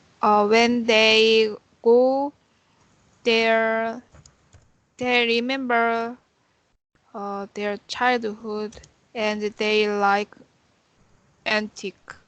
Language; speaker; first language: English; non-native, learner; Korean